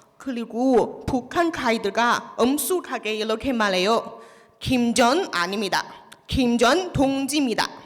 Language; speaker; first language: Korean; non-native, learner; Chinese